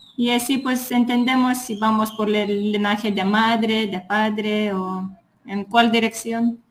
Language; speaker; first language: Spanish; non-native, fluent; Lithuanian